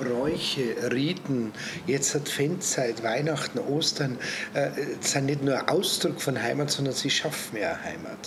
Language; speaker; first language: German; native; German